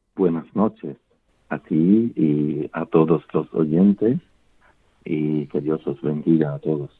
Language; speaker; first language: Spanish; non-native, fluent; Arabic